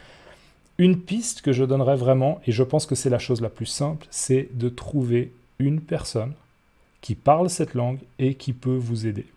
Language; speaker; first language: French; native; French